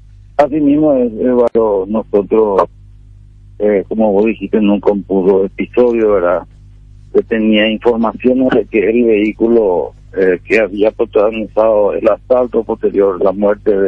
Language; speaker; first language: Spanish; native; Spanish